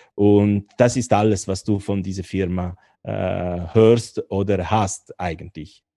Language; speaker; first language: German; non-native, fluent; Italian